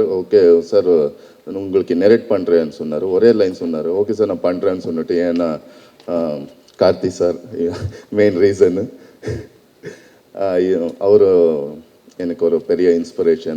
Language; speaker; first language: Tamil; non-native, learner; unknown